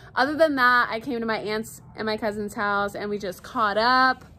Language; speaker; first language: English; native; English